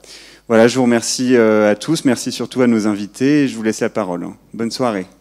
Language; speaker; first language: French; native; French